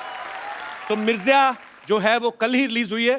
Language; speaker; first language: Hindi; native; Hindi